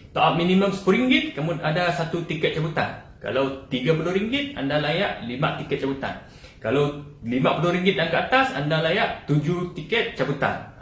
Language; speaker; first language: Malay; non-native, local second language; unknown